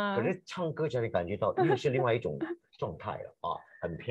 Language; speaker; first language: Chinese; native; Chinese